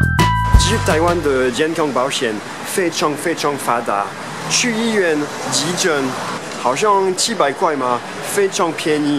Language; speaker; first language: Chinese; non-native, fluent; French